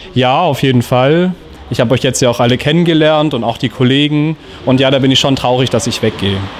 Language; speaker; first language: German; native; German